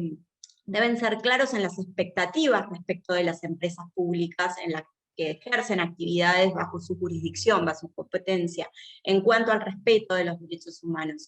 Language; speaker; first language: Spanish; native; Spanish